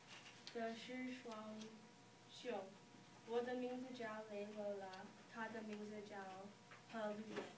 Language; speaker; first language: Chinese; non-native, learner; English